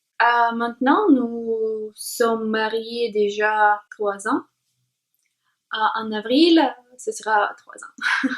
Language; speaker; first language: French; non-native, learner; Russian